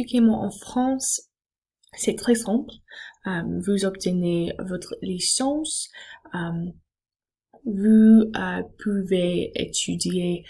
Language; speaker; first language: French; non-native, learner; English